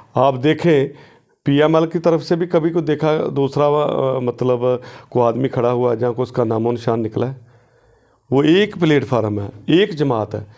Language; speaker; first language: Urdu; non-native, local second language; Punjabi